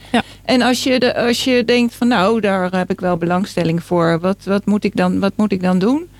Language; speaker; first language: Dutch; native; Dutch